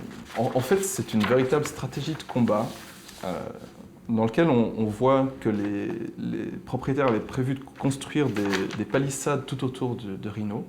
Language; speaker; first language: French; native; French